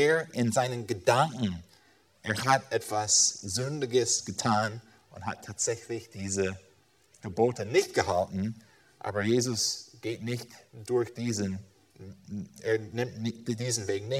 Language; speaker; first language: German; non-native, fluent; English